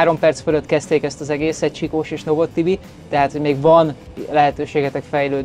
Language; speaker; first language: Hungarian; native; Hungarian